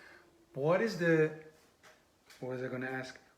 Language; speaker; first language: English; non-native, fluent; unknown